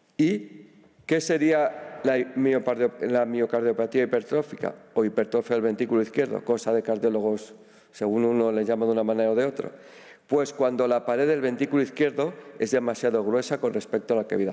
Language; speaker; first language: Spanish; native; Spanish